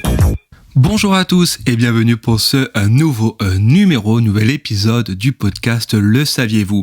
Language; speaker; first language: French; native; French